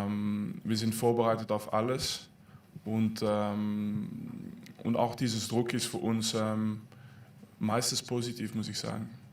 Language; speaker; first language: German; non-native, fluent; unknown